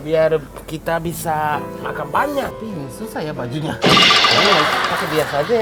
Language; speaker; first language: Indonesian; non-native, learner; Japanese